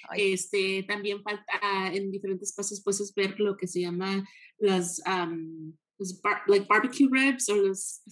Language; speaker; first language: Spanish; early bilingual, heritage; Spanish